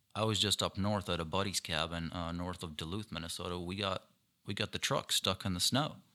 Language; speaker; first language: English; non-native, fluent; Ukrainian